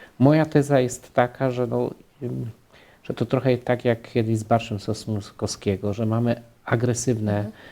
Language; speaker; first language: Polish; native; Polish